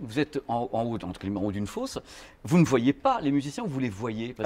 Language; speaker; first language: French; native; French